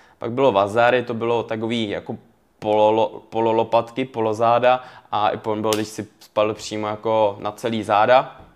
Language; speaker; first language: Czech; native; Czech